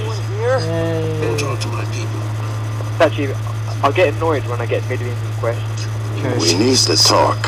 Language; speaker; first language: English; native; English